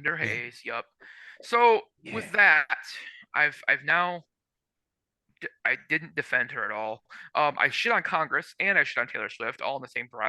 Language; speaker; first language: English; native; English